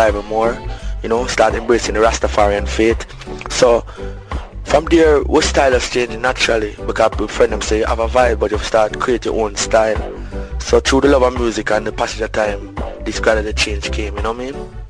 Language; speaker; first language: English; non-native, local second language; Jamaican Creole English